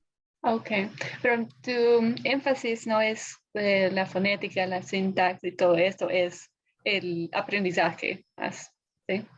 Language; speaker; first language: Spanish; non-native, fluent; English